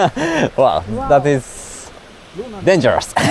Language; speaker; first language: English; non-native, learner; Japanese